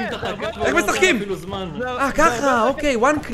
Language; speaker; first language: Hebrew; native; Hebrew